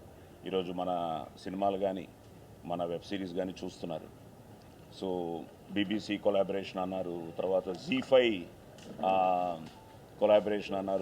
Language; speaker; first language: Telugu; native; Telugu